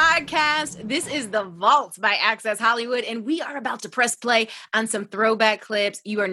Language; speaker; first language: English; native; English